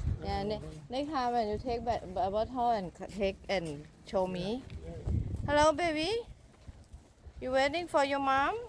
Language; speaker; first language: English; non-native, learner; Thai